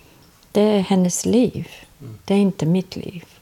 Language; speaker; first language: Swedish; non-native, learner; English